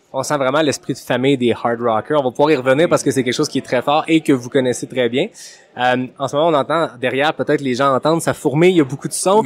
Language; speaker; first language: French; native; French